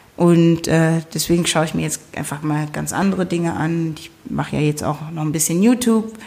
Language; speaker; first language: German; native; German